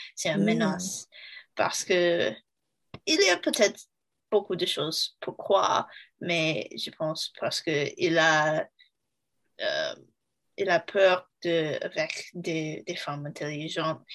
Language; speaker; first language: French; non-native, learner; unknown